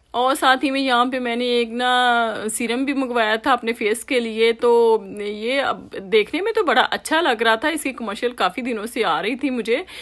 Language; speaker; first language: Urdu; native; Urdu